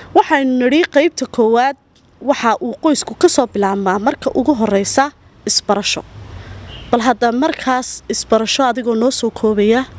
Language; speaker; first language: Somali; native; Somali